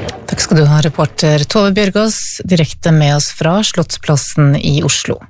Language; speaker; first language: Norwegian; native; Norwegian